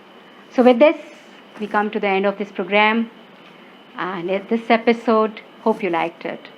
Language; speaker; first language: English; non-native, local second language; Hindi